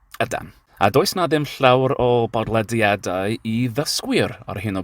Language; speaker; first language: Welsh; non-native, learner; English